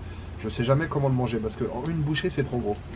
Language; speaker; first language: French; native; French